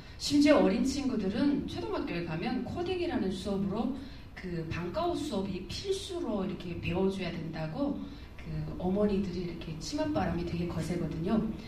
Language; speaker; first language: Korean; native; Korean